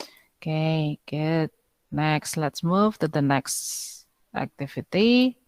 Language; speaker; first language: English; non-native, fluent; Indonesian